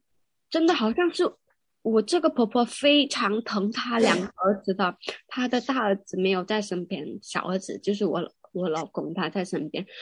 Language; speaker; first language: Chinese; non-native, local second language; Cantonese